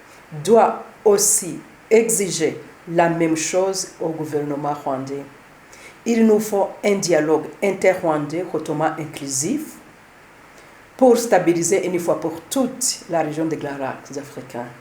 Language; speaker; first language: French; non-native, local second language; Kinyarwanda